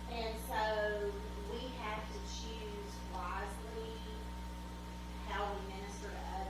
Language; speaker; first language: English; native; English